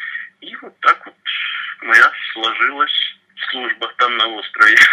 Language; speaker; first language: Russian; native; Russian